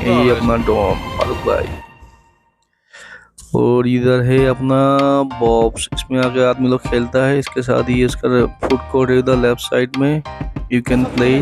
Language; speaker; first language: Hindi; non-native, local second language; Assamese